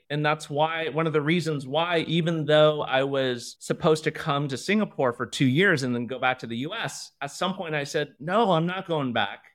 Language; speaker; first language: English; early bilingual, other home language; Chinese